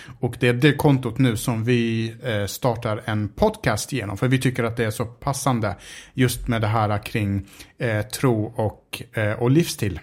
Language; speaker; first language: Swedish; early bilingual, other home language; Arabic